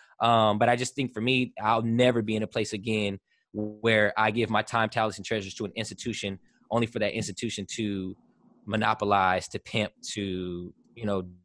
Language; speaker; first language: English; native; English